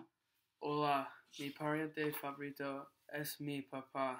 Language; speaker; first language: Spanish; non-native, learner; English